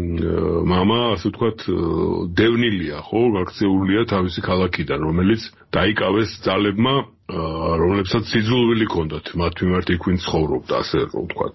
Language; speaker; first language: Georgian; native; Georgian